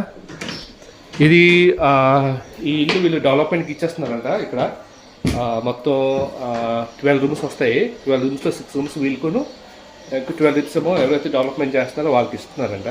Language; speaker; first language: Telugu; native; Telugu